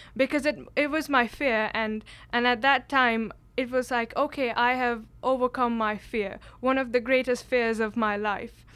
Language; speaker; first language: English; non-native, local second language; Kashmiri